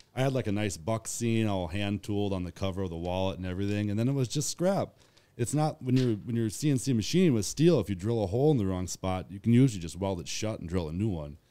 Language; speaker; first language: English; native; English